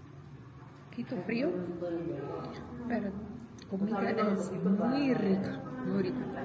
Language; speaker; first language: Spanish; non-native, learner; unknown